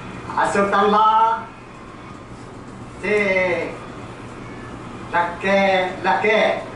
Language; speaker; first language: French; non-native, learner; Chinese